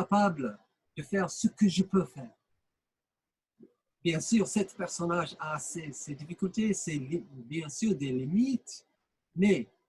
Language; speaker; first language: French; non-native, fluent; English